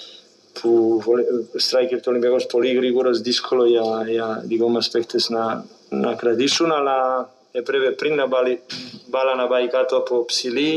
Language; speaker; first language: Greek; non-native, fluent; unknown